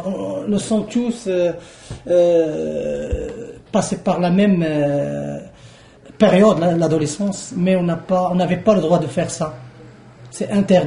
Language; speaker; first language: French; non-native, local second language; Arabic